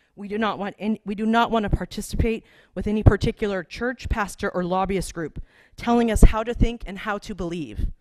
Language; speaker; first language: English; native; English